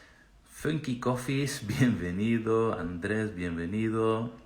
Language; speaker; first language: Spanish; non-native, fluent; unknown